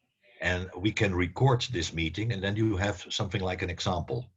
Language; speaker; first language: English; non-native, fluent; Dutch